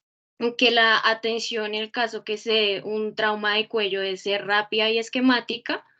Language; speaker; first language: Spanish; native; Spanish